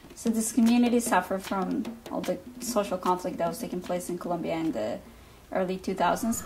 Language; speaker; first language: English; non-native, fluent; Spanish